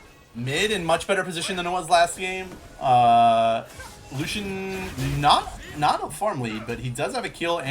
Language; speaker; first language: English; native; English